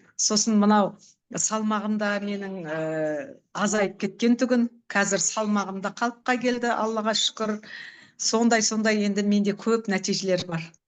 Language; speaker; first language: Kazakh; native; Kazakh